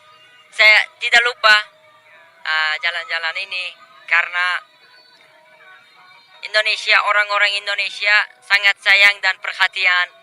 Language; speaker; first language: Indonesian; non-native, learner; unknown